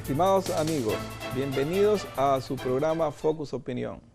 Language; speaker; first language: Spanish; native; Spanish